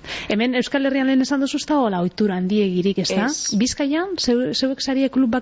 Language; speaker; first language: Basque; native; Basque